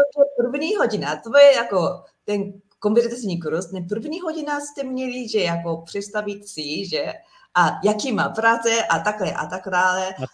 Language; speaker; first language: Czech; non-native, learner; Japanese